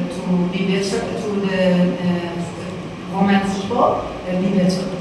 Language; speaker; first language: English; non-native, fluent; Persian